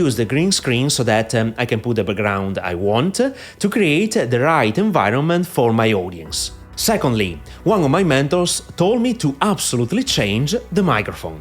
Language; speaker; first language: English; non-native, fluent; Italian